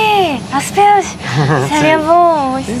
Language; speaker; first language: French; non-native, learner; Japanese